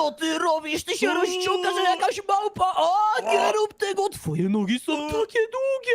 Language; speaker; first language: Polish; native; Polish